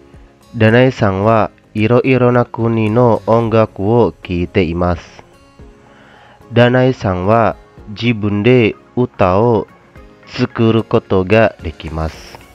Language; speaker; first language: Japanese; non-native, fluent; Indonesian